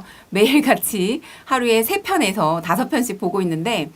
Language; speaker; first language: Korean; native; Korean